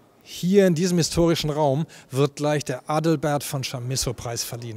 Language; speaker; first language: German; native; German